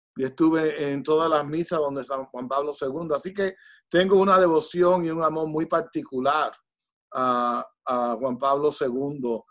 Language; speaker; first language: Spanish; early bilingual, heritage; Spanish